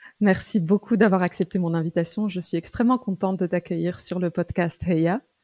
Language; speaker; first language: French; early bilingual, other home language; Arabic